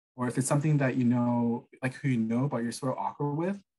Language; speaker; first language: English; non-native, fluent; Korean